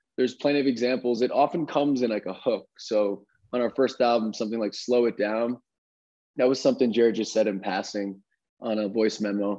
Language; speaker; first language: English; native; English